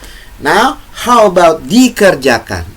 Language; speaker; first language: English; non-native, fluent; Indonesian